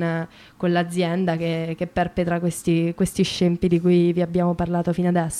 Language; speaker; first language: Italian; native; Italian